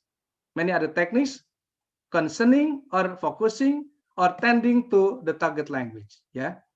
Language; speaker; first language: English; non-native, fluent; Indonesian